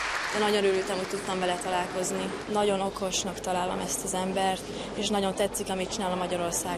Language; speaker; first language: Hungarian; early bilingual, heritage; English